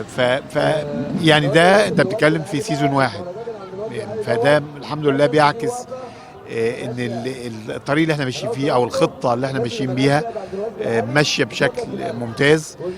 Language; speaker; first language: Arabic; native; Arabic